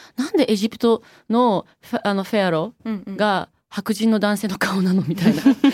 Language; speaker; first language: Japanese; native; Japanese